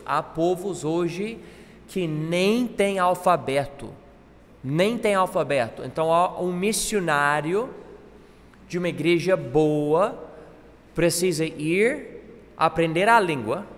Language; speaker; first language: Portuguese; non-native, fluent; English